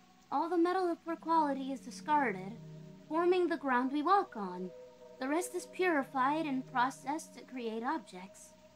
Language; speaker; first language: English; native; English